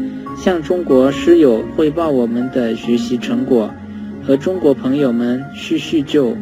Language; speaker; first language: Chinese; non-native, fluent; Lao